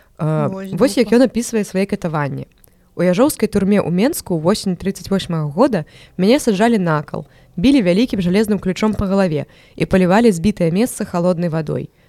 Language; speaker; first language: Belarusian; non-native, local second language; Russian